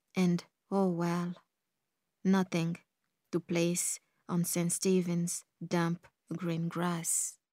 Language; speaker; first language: English; early bilingual, other home language; Kongo